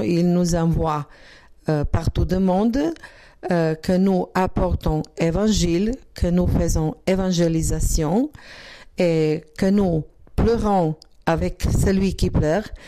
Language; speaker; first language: French; non-native, learner; Croatian